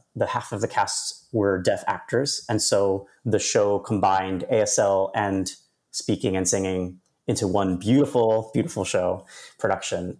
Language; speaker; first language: English; native; English